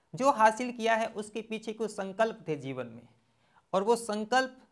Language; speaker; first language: Hindi; native; Hindi